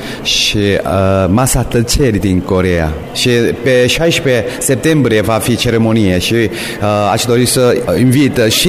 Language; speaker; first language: Romanian; non-native, fluent; Korean